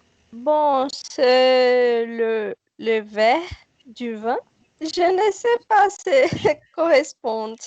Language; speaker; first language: French; non-native, learner; Portuguese